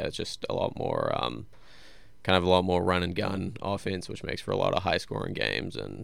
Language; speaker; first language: English; native; English